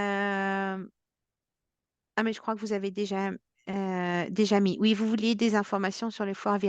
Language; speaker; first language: French; native; French